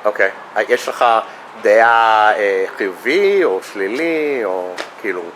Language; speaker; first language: Hebrew; non-native, fluent; English